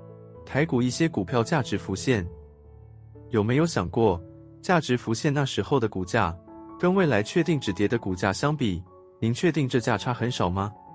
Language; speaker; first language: Chinese; native; Chinese